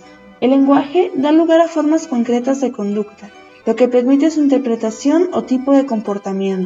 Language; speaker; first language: Spanish; native; Spanish